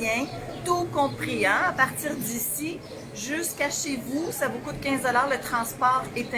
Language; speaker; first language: French; native; French